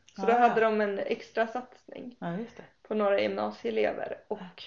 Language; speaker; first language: Swedish; native; Swedish